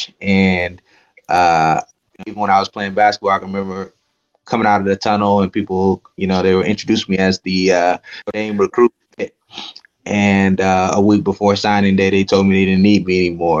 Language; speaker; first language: English; native; English